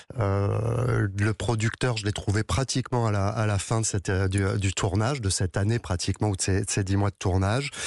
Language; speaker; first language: French; native; French